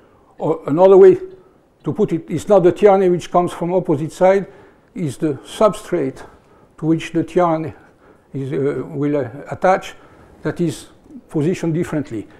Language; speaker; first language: English; non-native, fluent; French